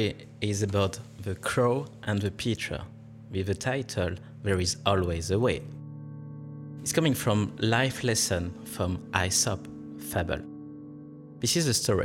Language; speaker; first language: English; non-native, fluent; French